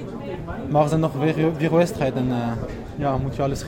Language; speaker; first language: Dutch; non-native, fluent; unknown